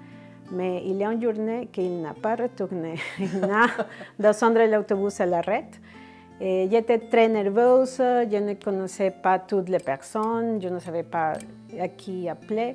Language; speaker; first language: French; non-native, fluent; Spanish